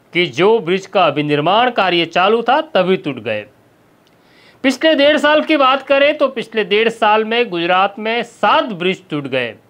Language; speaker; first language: Hindi; non-native, local second language; Gujarati